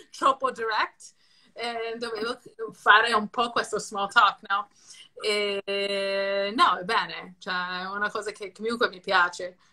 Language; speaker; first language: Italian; non-native, fluent; English